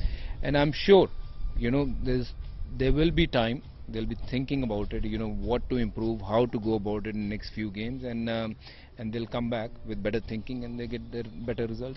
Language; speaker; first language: English; non-native, local second language; Punjabi